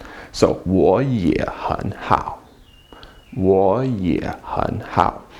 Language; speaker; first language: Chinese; non-native, fluent; English